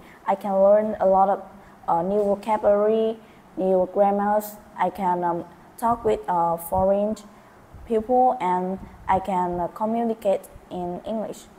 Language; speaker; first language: English; non-native, learner; Vietnamese